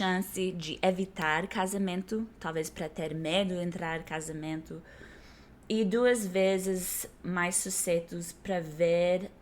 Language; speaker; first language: Portuguese; non-native, fluent; English